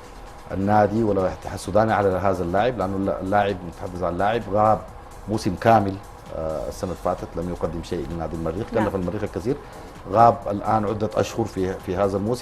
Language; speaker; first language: Arabic; native; Arabic